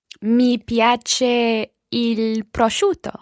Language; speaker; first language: Italian; non-native, learner; English